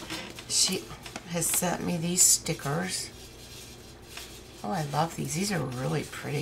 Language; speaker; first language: English; native; English